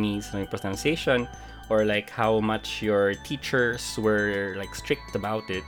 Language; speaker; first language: English; non-native, local second language; Filipino